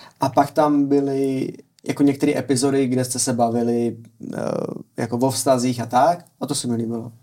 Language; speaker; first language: Czech; native; Czech